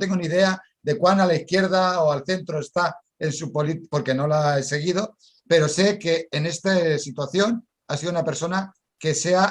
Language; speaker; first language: Spanish; native; Spanish